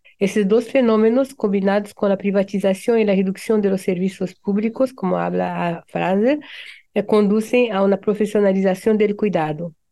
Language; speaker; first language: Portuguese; early bilingual, other home language; Japanese